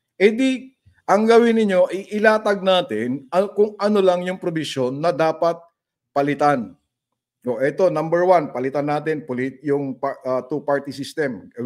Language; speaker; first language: Filipino; non-native, local second language; Iloko